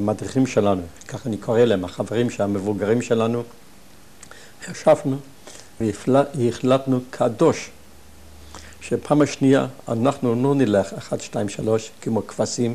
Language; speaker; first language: Hebrew; non-native, fluent; German